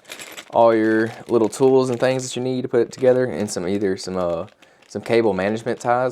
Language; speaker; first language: English; native; English